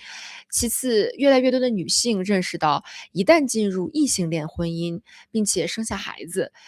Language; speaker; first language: Chinese; native; Chinese